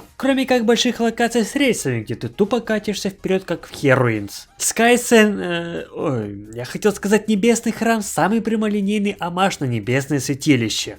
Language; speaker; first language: Russian; native; Russian